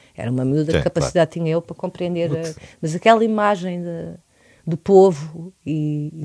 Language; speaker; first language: Portuguese; native; Portuguese